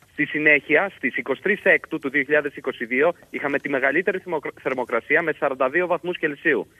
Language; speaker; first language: Greek; native; Greek